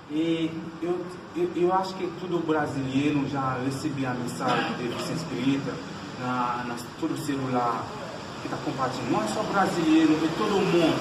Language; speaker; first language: Portuguese; non-native, learner; Haitian Creole